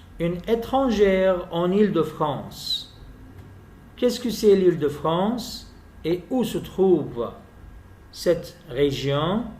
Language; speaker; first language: French; non-native, fluent; Arabic